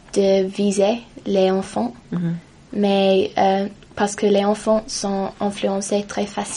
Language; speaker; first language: French; non-native, learner; English